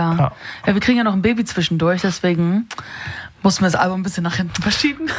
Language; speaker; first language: German; native; German